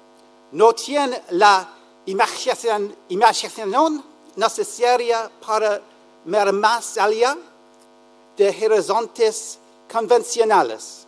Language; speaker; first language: Spanish; non-native, learner; English